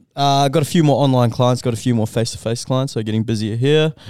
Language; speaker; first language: English; early bilingual, other home language; Filipino